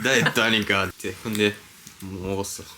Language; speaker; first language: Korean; non-native, learner; Japanese